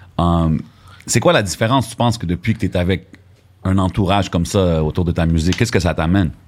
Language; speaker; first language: French; native; French